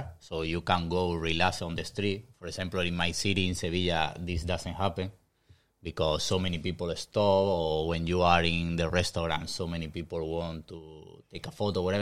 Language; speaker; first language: English; non-native, learner; Spanish